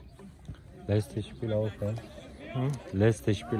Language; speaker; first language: German; non-native, learner; Turkish